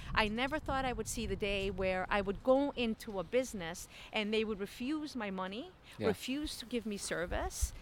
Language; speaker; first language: English; native; English